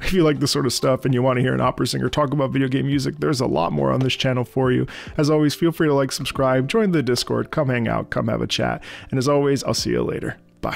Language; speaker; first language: English; native; English